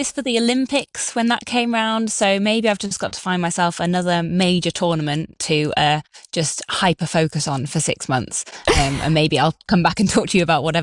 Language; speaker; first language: English; native; English